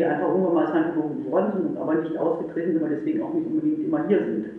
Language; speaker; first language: German; native; German